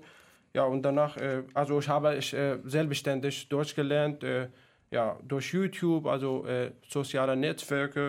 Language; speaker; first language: German; non-native, fluent; Kurdish